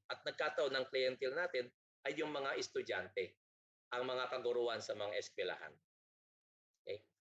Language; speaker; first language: Filipino; non-native, local second language; Iloko